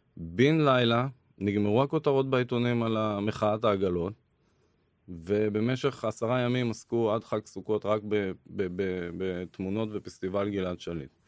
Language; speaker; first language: Hebrew; native; Hebrew